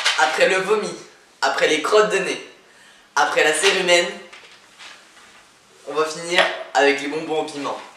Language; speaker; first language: French; native; French